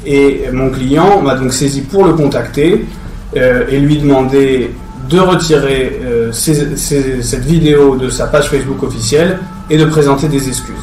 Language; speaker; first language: French; native; French